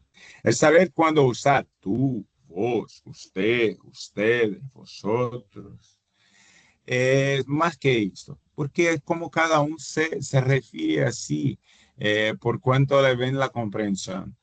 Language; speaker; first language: Spanish; non-native, fluent; Portuguese